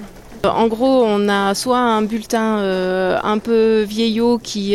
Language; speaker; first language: French; native; French